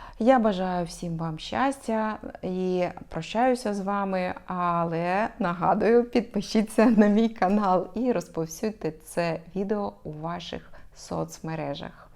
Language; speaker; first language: Ukrainian; non-native, local second language; Russian